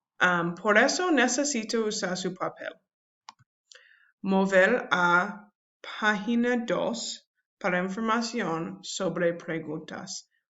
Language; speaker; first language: Spanish; non-native, learner; English